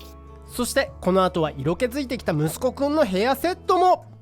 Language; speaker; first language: Japanese; native; Japanese